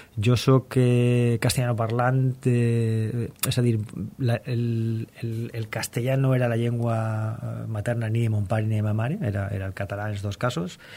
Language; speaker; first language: Catalan; non-native, local second language; Spanish